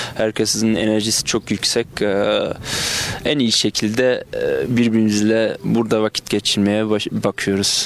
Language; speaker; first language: Turkish; early bilingual, other home language; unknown